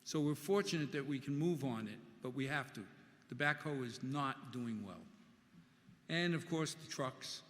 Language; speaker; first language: English; early bilingual, other home language; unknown